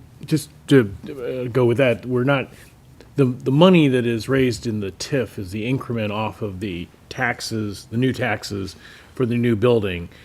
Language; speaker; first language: English; native; English